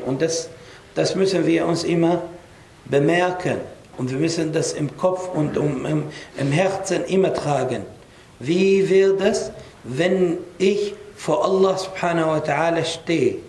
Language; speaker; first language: German; non-native, fluent; Arabic